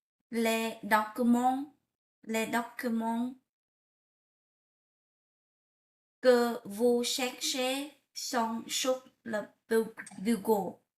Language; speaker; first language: French; non-native, learner; Vietnamese